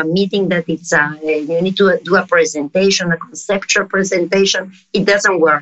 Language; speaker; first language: English; non-native, fluent; Spanish